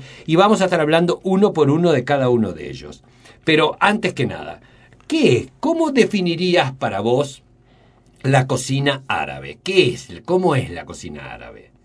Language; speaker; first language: Spanish; native; Spanish